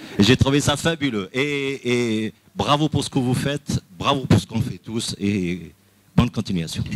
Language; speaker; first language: French; non-native, local second language; Arabic